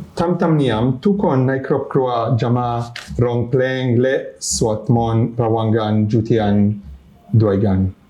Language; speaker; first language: Thai; non-native, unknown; Hebrew